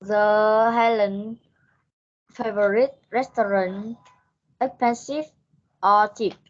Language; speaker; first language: English; non-native, learner; Vietnamese